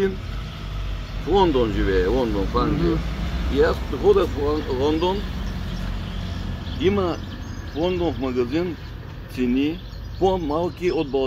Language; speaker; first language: Russian; non-native, learner; Bulgarian